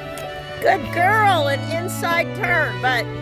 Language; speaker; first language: English; native; English